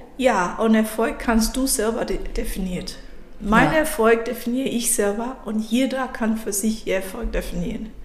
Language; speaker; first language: German; non-native, fluent; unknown